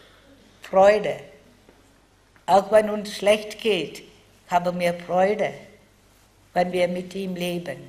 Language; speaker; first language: German; non-native, fluent; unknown